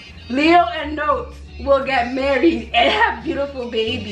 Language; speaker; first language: English; native; English